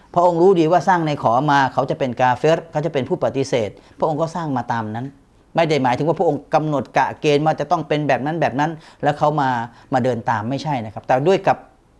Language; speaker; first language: Thai; native; Thai